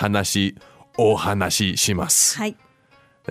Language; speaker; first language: Japanese; non-native, fluent; English